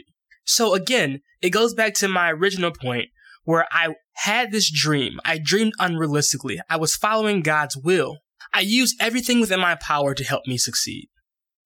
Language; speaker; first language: English; native; English